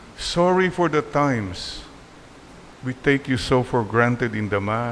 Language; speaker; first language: English; non-native, local second language; Filipino